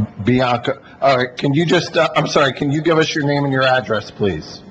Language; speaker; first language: English; native; English